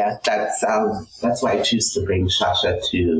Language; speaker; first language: English; non-native, local second language; Shona